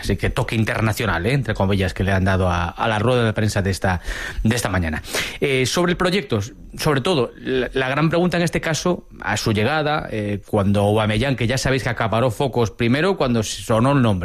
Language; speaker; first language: Spanish; native; Spanish